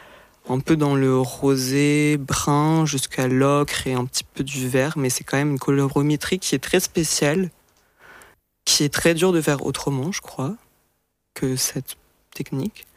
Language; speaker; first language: French; native; French